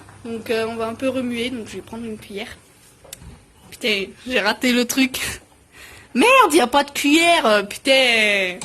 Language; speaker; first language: French; native; French